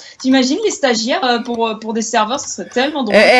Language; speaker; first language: French; native; French